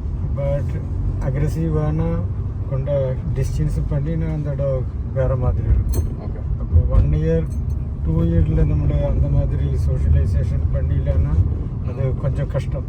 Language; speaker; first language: Tamil; non-native, learner; Malayalam